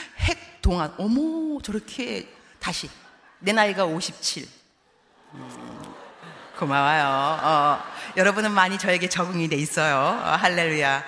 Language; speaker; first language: Korean; early bilingual, heritage; Korean